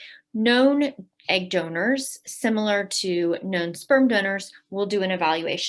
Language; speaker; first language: English; native; English